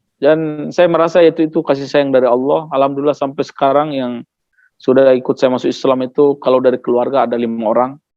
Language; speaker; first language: Indonesian; non-native, local second language; Tetum